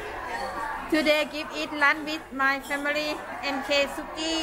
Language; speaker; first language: English; non-native, learner; Thai